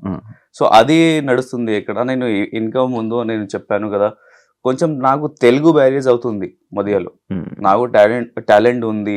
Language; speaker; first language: Telugu; non-native, learner; Hindi